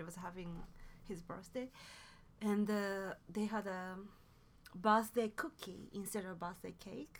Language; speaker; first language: English; non-native, fluent; Japanese